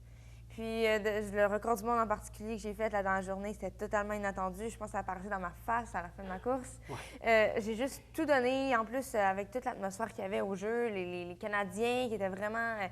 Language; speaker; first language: French; native; French